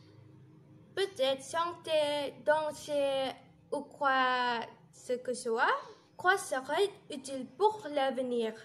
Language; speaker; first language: French; non-native, learner; Indonesian